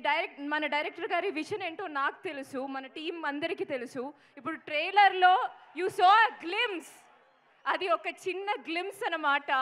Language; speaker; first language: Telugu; non-native, learner; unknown